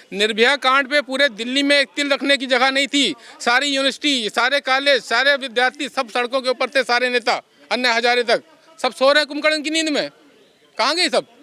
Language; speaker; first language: Hindi; native; Hindi